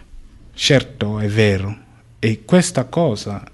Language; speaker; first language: Italian; non-native, fluent; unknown